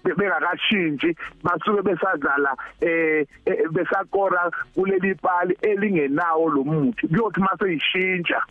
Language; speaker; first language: Zulu; native; Zulu